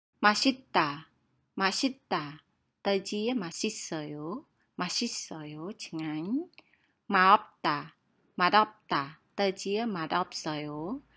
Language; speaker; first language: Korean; non-native, fluent; Khmer